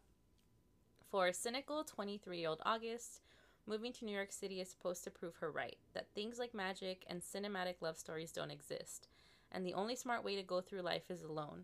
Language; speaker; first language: English; native; English